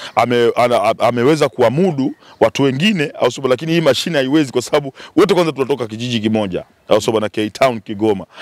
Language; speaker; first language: Swahili; native; Swahili